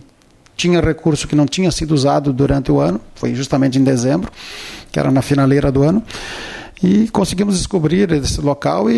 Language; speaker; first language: Portuguese; native; Portuguese